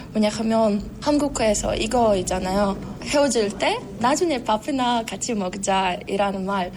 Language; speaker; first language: Korean; non-native, learner; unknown